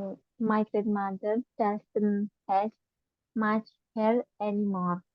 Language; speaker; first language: English; non-native, learner; Indonesian